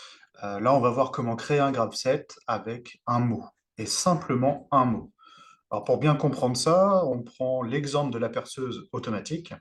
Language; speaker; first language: French; native; French